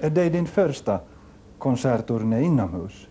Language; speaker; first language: Swedish; non-native, local second language; Finnish